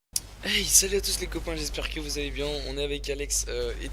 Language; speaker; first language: French; native; French